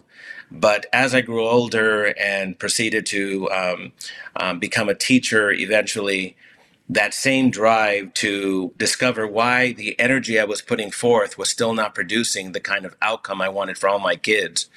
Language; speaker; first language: English; early bilingual, other home language; Spanish